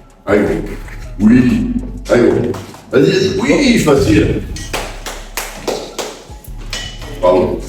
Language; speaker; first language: French; native; French